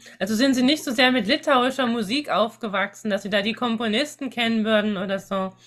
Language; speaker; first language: German; native; German